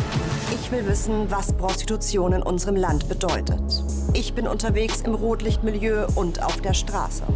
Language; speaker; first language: German; native; German